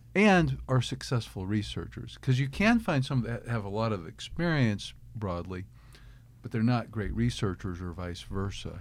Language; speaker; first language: English; native; English